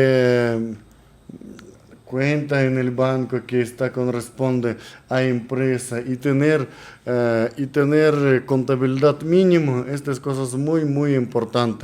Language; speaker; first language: Spanish; non-native, learner; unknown